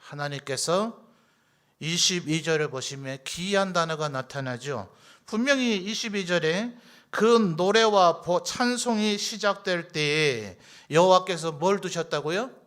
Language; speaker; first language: Korean; native; Korean